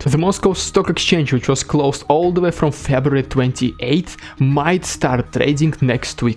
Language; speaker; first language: English; non-native, fluent; Russian